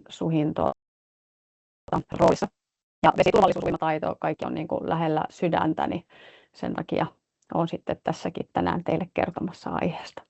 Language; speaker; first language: Finnish; native; Finnish